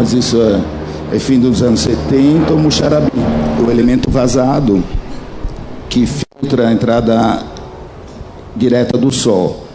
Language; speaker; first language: Portuguese; early bilingual, other home language; Italian